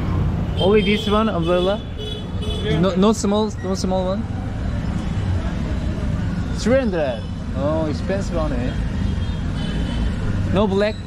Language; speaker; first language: English; non-native, learner; Korean